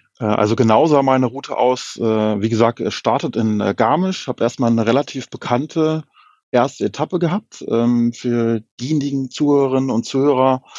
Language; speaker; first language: German; native; German